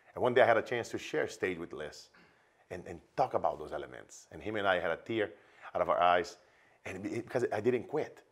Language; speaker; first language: English; non-native, fluent; Portuguese